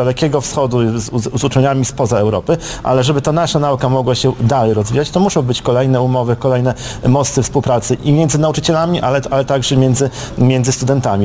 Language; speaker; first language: Polish; native; Polish